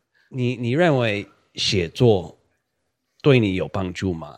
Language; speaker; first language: Chinese; non-native, fluent; English